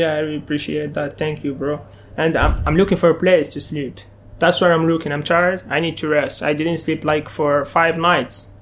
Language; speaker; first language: English; non-native, fluent; Arabic